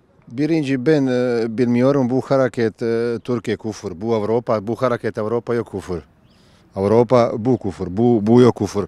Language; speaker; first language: Turkish; non-native, learner; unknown